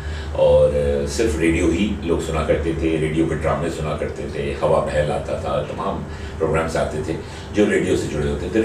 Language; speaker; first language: Hindi; native; Hindi